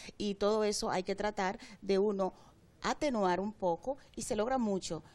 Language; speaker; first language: Spanish; native; Spanish